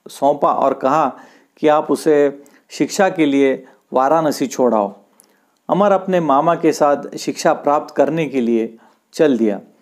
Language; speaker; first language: Hindi; non-native, local second language; Marathi